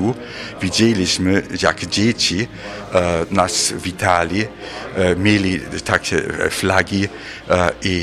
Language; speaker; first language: Polish; non-native, fluent; German